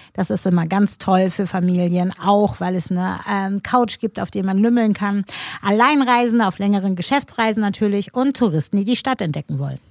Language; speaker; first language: German; native; German